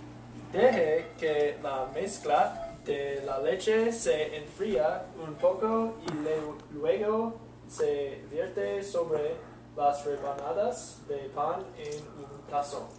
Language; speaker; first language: Spanish; non-native, learner; English